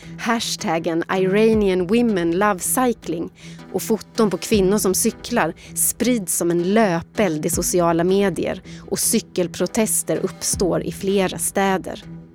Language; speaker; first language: Swedish; native; Swedish